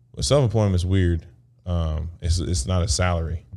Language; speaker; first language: English; native; English